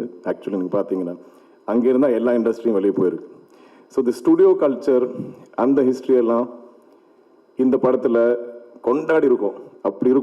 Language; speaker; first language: Tamil; non-native, local second language; Malayalam